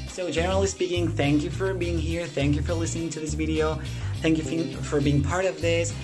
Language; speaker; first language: English; non-native, fluent; Russian